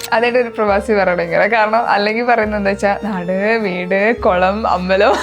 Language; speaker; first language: Malayalam; native; Malayalam